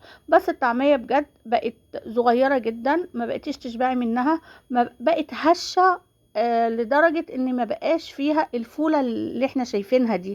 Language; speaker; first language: Arabic; native; Arabic